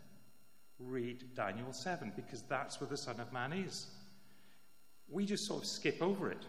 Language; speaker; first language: English; native; English